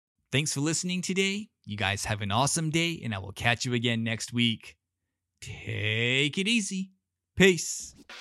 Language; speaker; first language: English; early bilingual, other home language; Japanese